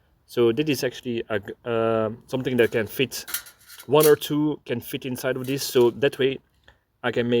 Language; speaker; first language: English; non-native, fluent; Dutch